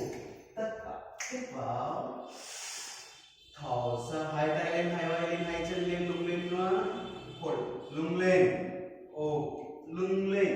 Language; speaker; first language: Vietnamese; non-native, learner; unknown